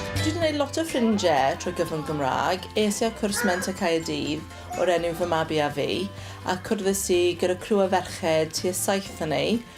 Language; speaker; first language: Welsh; non-native, local second language; English